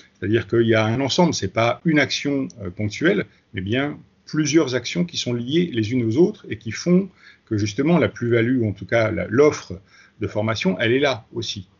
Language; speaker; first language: French; native; French